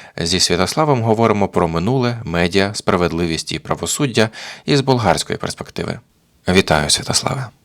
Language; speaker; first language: Ukrainian; native; Ukrainian